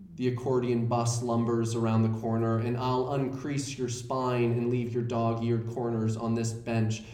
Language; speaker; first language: English; native; English